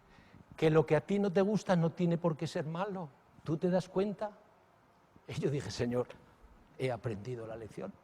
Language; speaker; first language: Spanish; native; Spanish